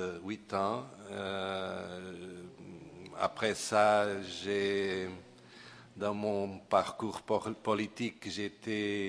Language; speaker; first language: French; non-native, fluent; Portuguese